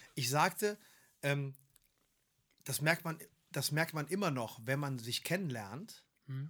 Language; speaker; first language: German; native; German